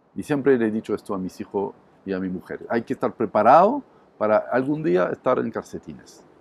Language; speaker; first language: Spanish; non-native, fluent; French